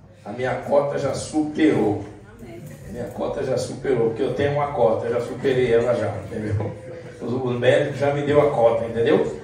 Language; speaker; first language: Portuguese; native; Portuguese